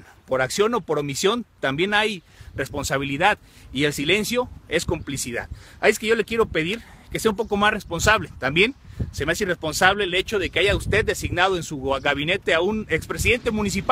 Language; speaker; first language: Spanish; native; Spanish